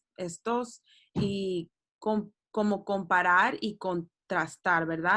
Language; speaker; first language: Spanish; early bilingual, heritage; Spanish